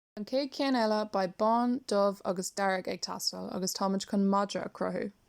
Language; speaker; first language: Irish; non-native, local second language; English